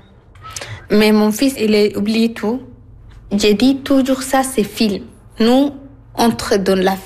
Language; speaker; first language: French; non-native, learner; Arabic